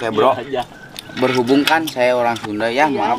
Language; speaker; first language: Indonesian; non-native, local second language; Sundanese